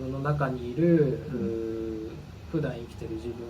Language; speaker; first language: Japanese; native; Japanese